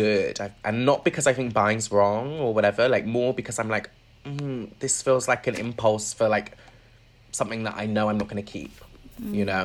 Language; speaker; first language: English; native; English